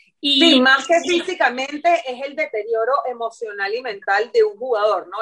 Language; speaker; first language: Spanish; native; Spanish